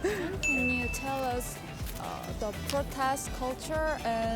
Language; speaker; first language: English; non-native, learner; Korean